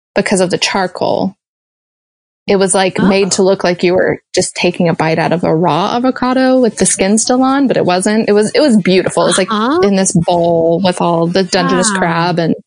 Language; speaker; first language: English; native; English